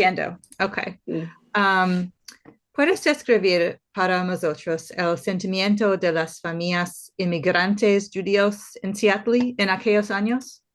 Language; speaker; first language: Spanish; non-native, learner; English